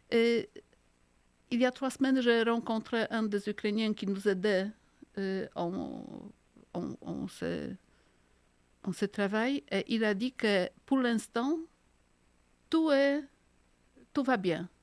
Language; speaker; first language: French; non-native, fluent; Polish